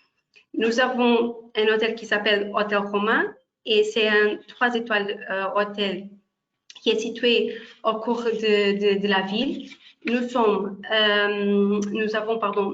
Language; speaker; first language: French; non-native, fluent; Portuguese